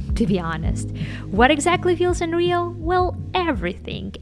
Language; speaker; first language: English; non-native, fluent; Ukrainian